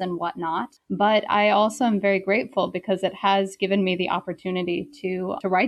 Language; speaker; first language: English; native; English